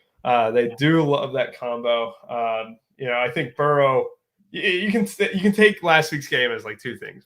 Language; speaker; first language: English; native; English